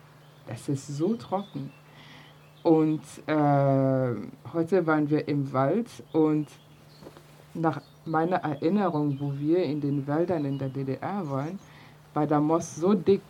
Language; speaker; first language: German; early bilingual, other home language; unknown